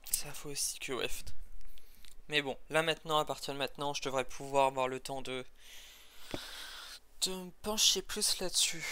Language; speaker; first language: French; native; French